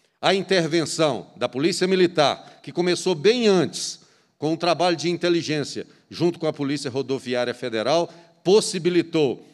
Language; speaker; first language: Portuguese; native; Portuguese